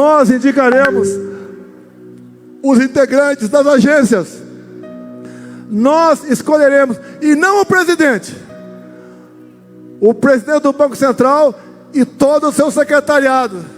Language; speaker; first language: Portuguese; native; Portuguese